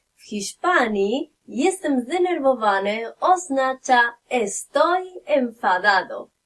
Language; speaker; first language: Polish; non-native, fluent; Spanish